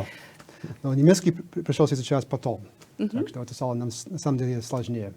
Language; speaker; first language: Russian; non-native, fluent; English